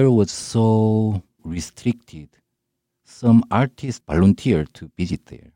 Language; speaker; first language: English; non-native, learner; Korean